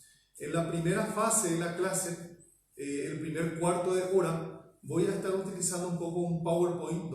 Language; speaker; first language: Spanish; native; Spanish